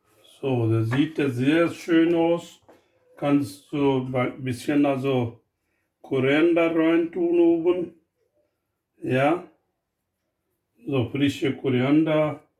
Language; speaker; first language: German; non-native, learner; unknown